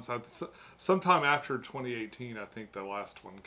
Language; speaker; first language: English; native; English